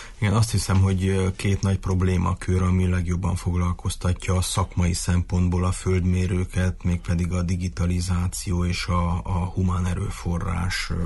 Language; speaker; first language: Hungarian; native; Hungarian